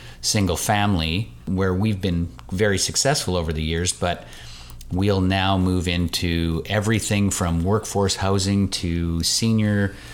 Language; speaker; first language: English; native; English